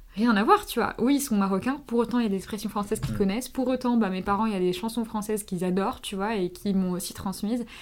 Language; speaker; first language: French; native; French